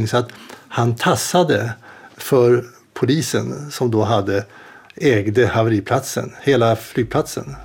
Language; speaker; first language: Swedish; native; Swedish